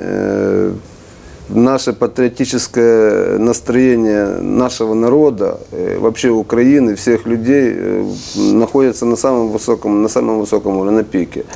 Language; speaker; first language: Russian; non-native, local second language; Ukrainian